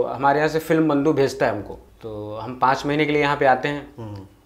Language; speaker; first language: Hindi; native; Hindi